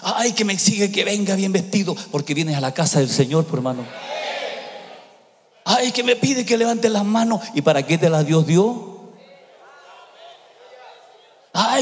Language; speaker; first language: Spanish; native; Spanish